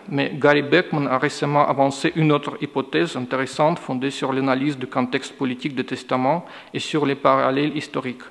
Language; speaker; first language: French; non-native, fluent; Russian